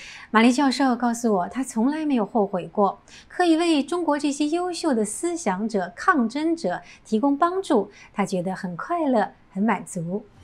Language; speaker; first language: Chinese; native; Chinese